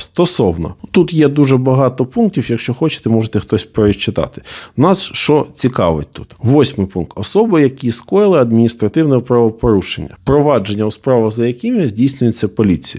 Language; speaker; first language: Russian; native; Russian